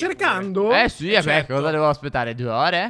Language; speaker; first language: Italian; native; Italian